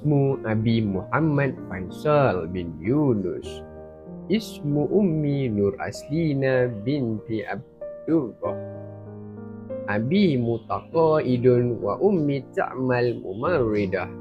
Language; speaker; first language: Arabic; non-native, learner; Malay